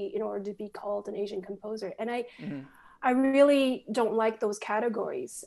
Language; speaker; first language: English; native; English